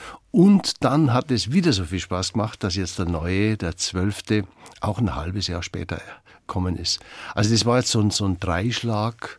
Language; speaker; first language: German; native; German